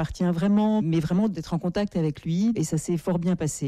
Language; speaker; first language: French; native; French